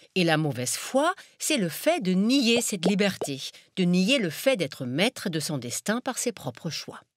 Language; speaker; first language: French; non-native, fluent; German